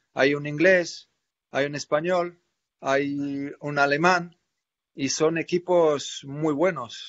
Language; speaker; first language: Spanish; non-native, fluent; French